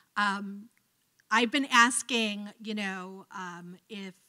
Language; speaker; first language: English; native; English